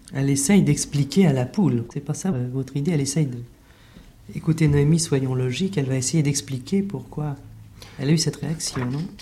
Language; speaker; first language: French; native; French